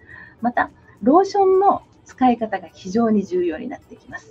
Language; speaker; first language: Japanese; native; Japanese